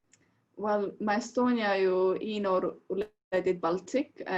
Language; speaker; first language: Welsh; non-native, fluent; Estonian